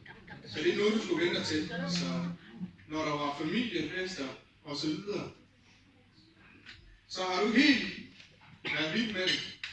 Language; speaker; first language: Danish; early bilingual, other home language; Vietnamese